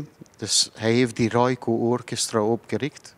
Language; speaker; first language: Dutch; non-native, fluent; Hungarian